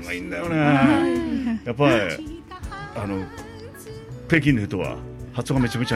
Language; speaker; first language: Japanese; native; Japanese